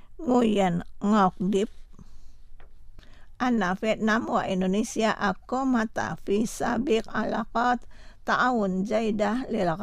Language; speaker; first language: Arabic; non-native, fluent; Indonesian